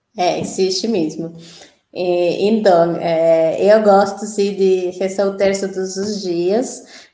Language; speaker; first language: Portuguese; non-native, fluent; Spanish